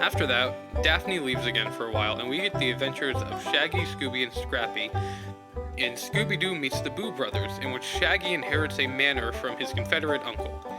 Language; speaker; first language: English; native; English